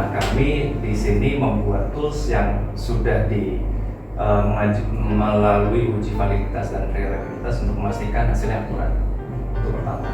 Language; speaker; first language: Indonesian; native; Indonesian